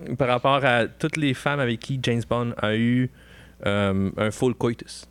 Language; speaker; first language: French; native; French